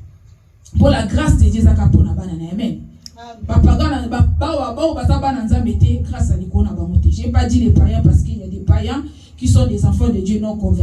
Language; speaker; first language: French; non-native, local second language; Lingala